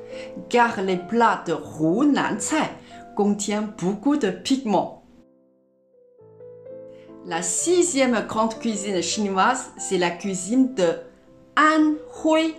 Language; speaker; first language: French; non-native, fluent; Chinese